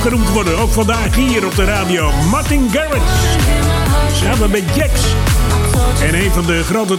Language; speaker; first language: Dutch; native; Dutch